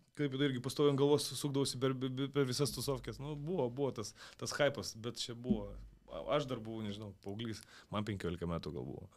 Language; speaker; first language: Lithuanian; non-native, local second language; Russian